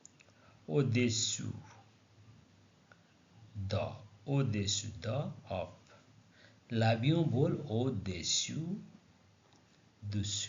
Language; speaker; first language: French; non-native, learner; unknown